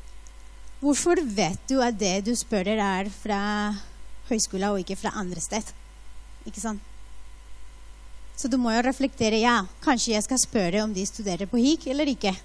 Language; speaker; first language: Norwegian; non-native, fluent; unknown